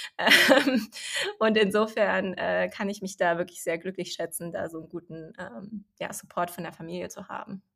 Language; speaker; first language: German; early bilingual, other home language; Chinese